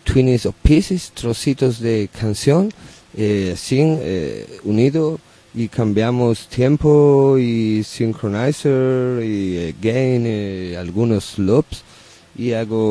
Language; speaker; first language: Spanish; non-native, learner; English